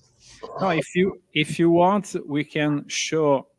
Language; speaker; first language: English; non-native, learner; Italian